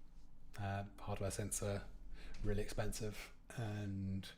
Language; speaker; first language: English; native; English